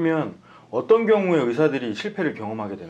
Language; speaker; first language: Korean; native; Korean